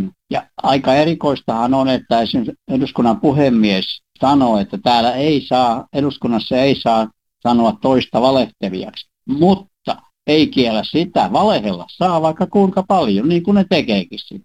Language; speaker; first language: Finnish; native; Finnish